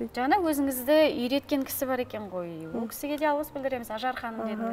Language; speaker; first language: Kazakh; native; Kazakh